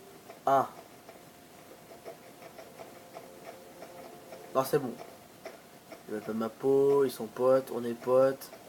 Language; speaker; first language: French; native; French